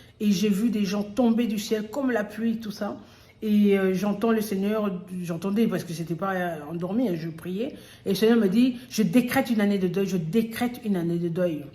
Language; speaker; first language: French; early bilingual, other home language; Lingala